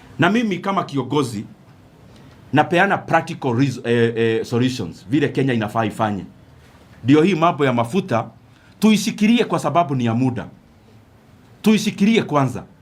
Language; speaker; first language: Swahili; non-native, local second language; Kikuyu